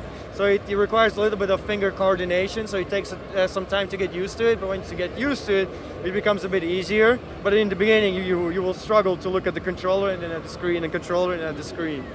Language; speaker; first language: English; non-native, fluent; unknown